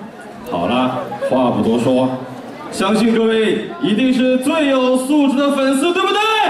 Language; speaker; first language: Chinese; native; Chinese